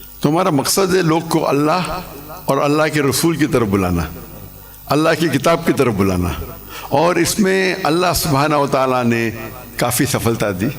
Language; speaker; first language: Urdu; non-native, local second language; English